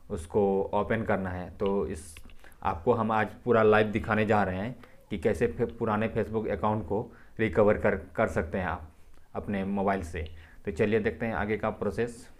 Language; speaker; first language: Hindi; native; Hindi